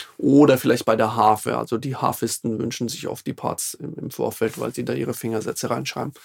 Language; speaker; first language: German; non-native, fluent; Slovak